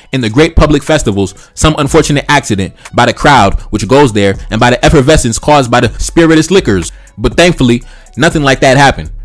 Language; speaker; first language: English; early bilingual, other home language; Haitian Creole